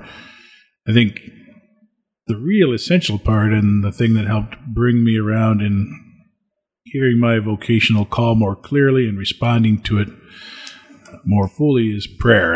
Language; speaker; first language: English; native; English